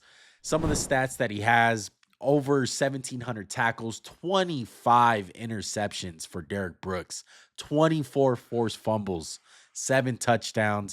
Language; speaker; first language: English; native; English